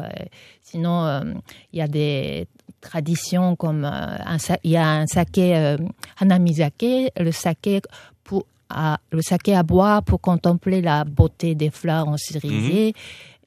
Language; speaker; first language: French; non-native, fluent; Japanese